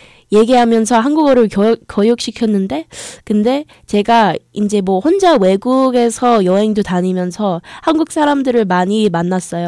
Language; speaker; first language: Korean; early bilingual, heritage; English